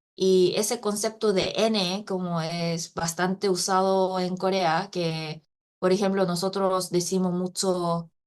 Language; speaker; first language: Spanish; non-native, fluent; Korean